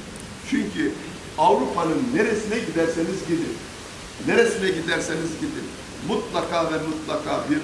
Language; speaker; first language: Turkish; native; Turkish